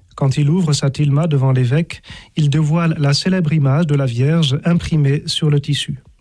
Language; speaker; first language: French; native; French